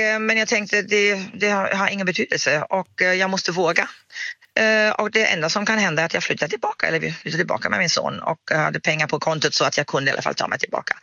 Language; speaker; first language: Swedish; non-native, fluent; German